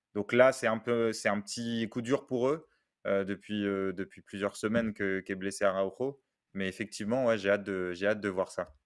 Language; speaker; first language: French; native; French